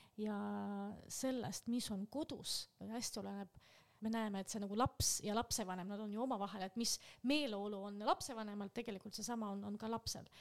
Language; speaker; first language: Estonian; non-native, local second language; Russian